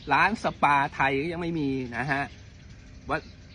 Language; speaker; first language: Thai; native; Thai